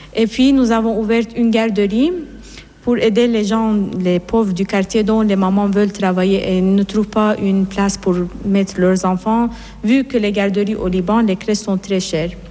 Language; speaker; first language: French; non-native, fluent; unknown